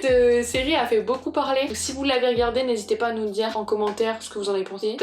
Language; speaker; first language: French; native; French